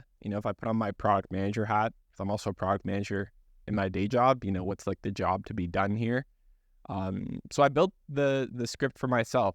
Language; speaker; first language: English; native; English